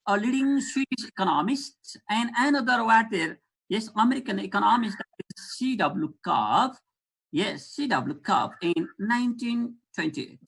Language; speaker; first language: English; non-native, local second language; Nepali